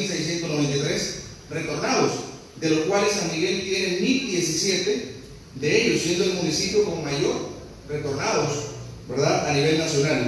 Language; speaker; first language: Spanish; native; Spanish